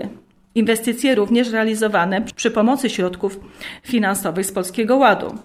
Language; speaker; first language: Polish; native; Polish